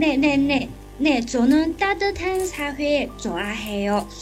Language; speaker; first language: Korean; non-native, learner; Chinese